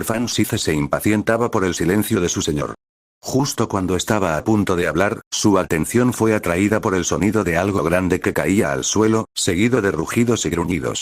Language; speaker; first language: Spanish; native; Spanish